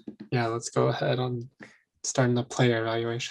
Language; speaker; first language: English; native; English